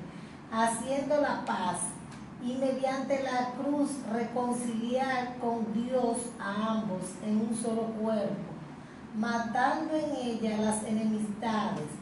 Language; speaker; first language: Spanish; native; Spanish